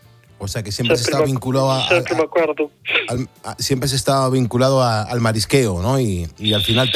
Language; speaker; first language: Spanish; native; Spanish